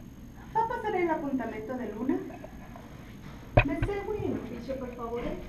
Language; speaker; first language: Italian; non-native, learner; English